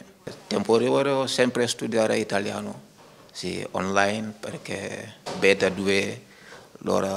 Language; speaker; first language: Italian; non-native, learner; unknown